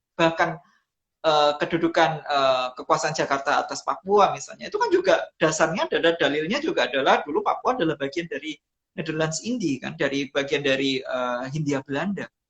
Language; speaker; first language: Indonesian; non-native, local second language; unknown